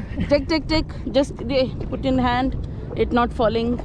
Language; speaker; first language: English; non-native, learner; Hindi